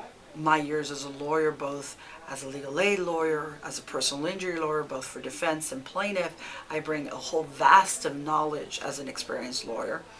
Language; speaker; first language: English; early bilingual, other home language; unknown